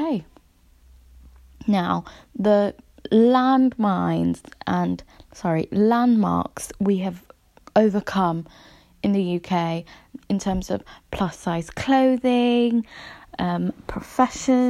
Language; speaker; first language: English; native; English